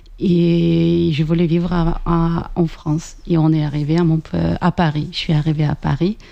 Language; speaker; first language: French; non-native, fluent; Ukrainian